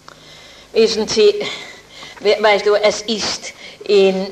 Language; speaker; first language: German; non-native, fluent; Dutch